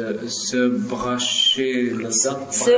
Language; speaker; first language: French; non-native, learner; Russian